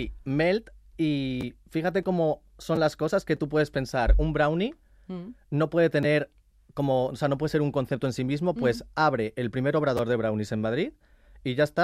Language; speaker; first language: Spanish; native; Spanish